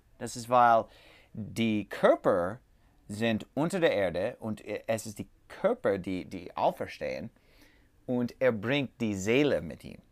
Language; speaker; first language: German; non-native, learner; English